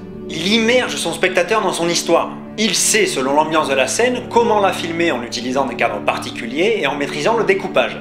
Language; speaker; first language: French; native; French